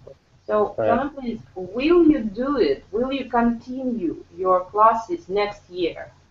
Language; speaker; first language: English; non-native, fluent; Russian